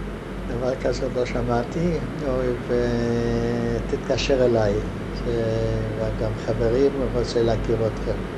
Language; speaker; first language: Hebrew; non-native, fluent; Hungarian